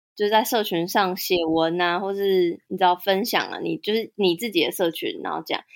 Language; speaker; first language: Chinese; native; Chinese